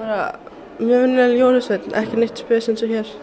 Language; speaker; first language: Icelandic; non-native, learner; German